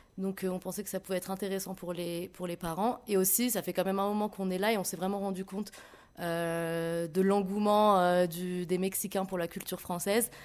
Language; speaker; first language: French; native; French